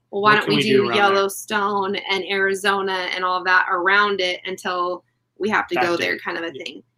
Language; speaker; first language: English; native; English